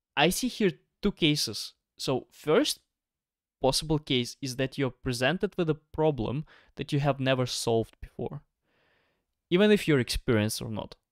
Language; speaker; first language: English; non-native, fluent; Ukrainian